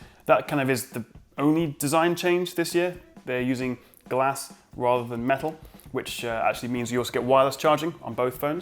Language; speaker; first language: English; native; English